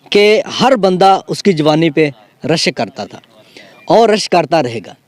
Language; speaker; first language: Urdu; non-native, local second language; Punjabi